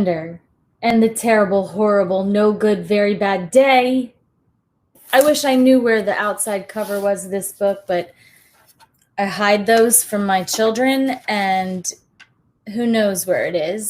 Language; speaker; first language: English; native; English